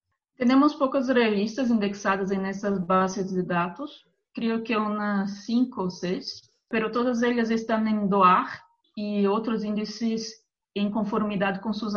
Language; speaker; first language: Spanish; non-native, fluent; Portuguese